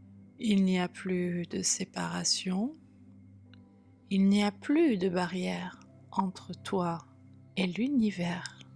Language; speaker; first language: French; native; French